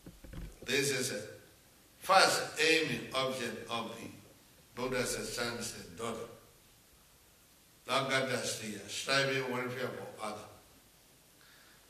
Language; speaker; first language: English; non-native, fluent; Burmese